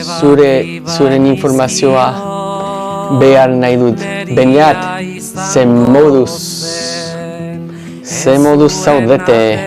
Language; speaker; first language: Basque; non-native, learner; English